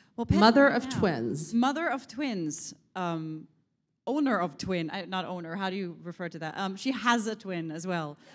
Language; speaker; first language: English; non-native, fluent; Hebrew